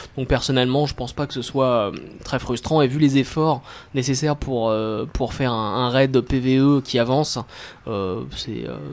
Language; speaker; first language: French; native; French